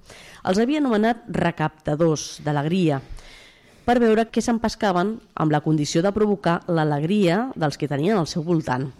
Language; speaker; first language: Catalan; native; Catalan